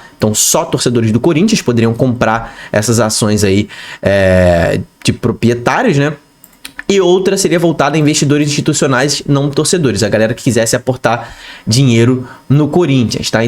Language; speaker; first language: Portuguese; native; Portuguese